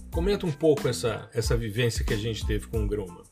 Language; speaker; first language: Portuguese; native; Portuguese